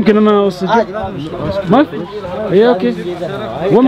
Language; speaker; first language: Arabic; non-native, learner; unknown